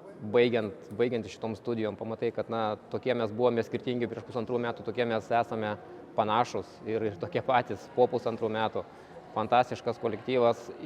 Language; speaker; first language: Lithuanian; native; Lithuanian